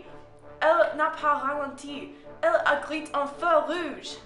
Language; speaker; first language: French; non-native, learner; English